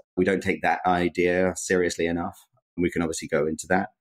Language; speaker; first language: English; native; English